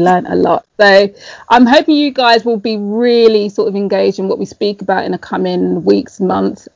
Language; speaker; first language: English; native; English